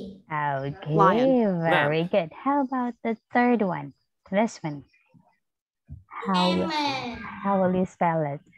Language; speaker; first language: English; non-native, fluent; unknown